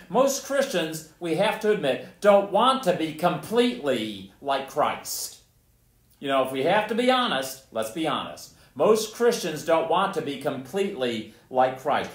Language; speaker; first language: English; native; English